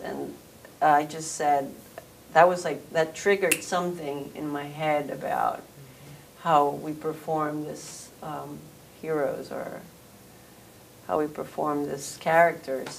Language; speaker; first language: English; early bilingual, other home language; Spanish